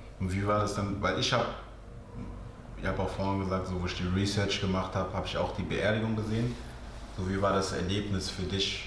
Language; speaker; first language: German; early bilingual, other home language; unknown